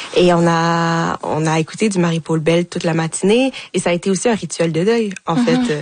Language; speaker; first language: French; native; French